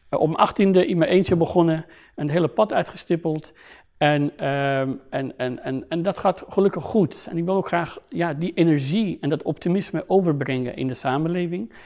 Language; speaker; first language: Dutch; non-native, fluent; Persian